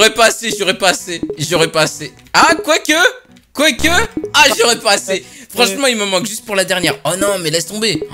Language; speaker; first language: French; native; French